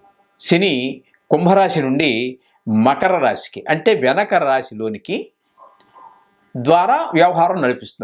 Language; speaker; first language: Telugu; native; Telugu